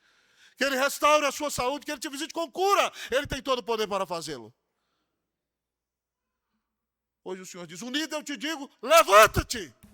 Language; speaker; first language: Portuguese; native; Portuguese